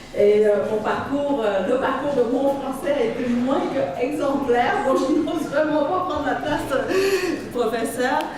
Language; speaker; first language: French; early bilingual, other home language; Vietnamese